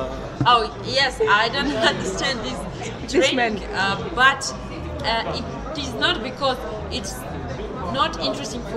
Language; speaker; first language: English; non-native, learner; Russian